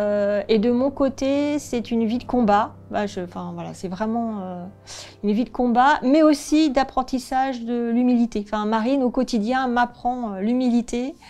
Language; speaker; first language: French; native; French